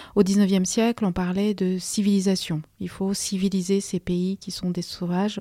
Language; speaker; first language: French; non-native, fluent; Spanish